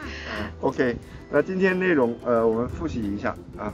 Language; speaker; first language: Chinese; non-native, fluent; Korean